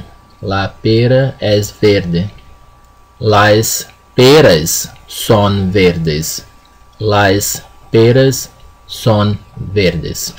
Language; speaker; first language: Spanish; non-native, fluent; Portuguese